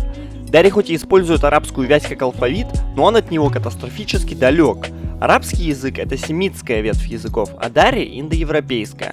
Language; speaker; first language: Russian; native; Russian